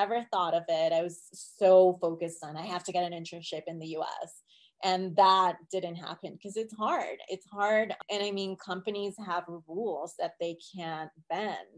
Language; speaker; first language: English; non-native, fluent; Spanish